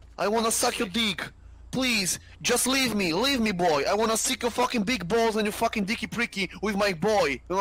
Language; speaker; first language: English; non-native, learner; Polish